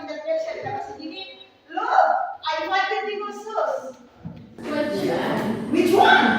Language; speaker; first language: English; non-native, learner; Indonesian